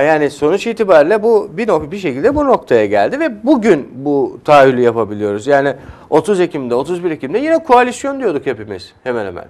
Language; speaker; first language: Turkish; native; Turkish